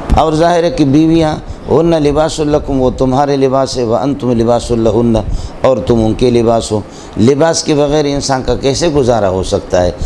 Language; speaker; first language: Urdu; non-native, local second language; Baluchi